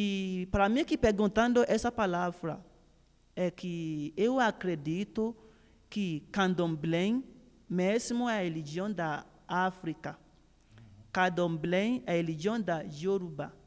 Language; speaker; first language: Portuguese; non-native, learner; Yoruba